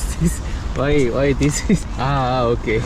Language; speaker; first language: English; non-native, learner; Korean